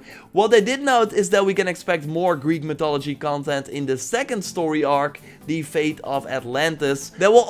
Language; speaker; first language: English; non-native, fluent; Dutch